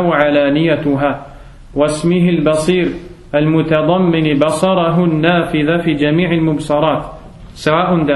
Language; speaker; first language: Arabic; non-native, fluent; French